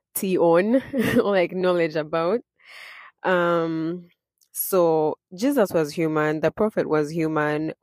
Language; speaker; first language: English; non-native, local second language; Ganda